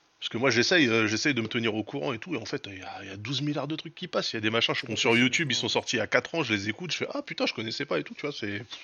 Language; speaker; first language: French; native; French